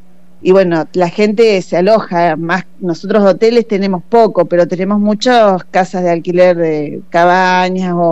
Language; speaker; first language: Spanish; native; Spanish